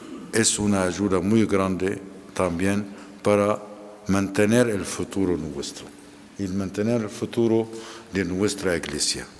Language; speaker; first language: Spanish; non-native, fluent; Arabic